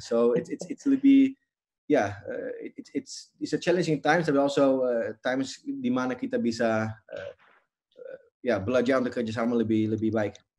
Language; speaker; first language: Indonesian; non-native, fluent; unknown